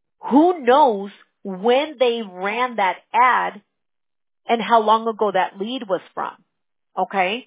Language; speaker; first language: English; early bilingual, other home language; Spanish